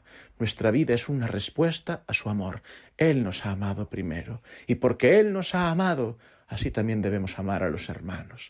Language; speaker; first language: Spanish; native; Spanish